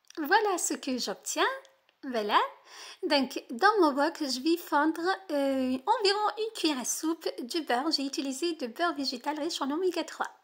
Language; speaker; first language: French; native; French